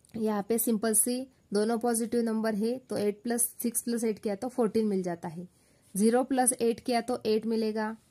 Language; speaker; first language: Hindi; non-native, local second language; Marathi